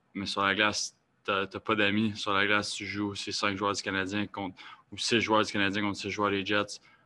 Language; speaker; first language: French; native; French